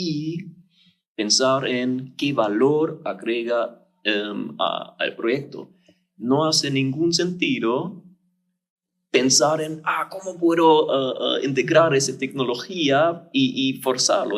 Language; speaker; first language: Spanish; non-native, fluent; German